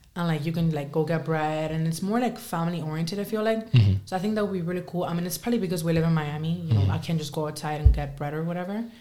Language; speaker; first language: English; early bilingual, other home language; Spanish